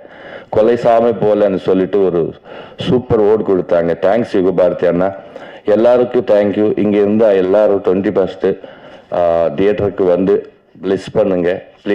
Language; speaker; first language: Tamil; non-native, learner; Telugu